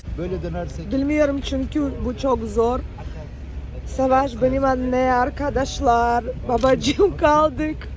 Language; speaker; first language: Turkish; non-native, learner; Ukrainian